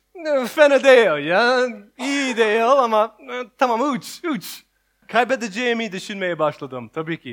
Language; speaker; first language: Turkish; non-native, learner; English